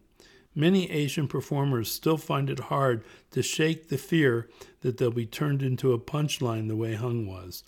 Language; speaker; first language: English; native; English